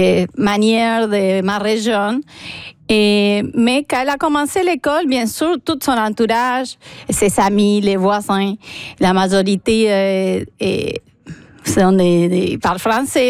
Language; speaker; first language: French; non-native, fluent; Spanish